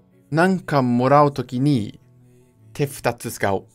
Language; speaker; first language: Japanese; non-native, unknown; English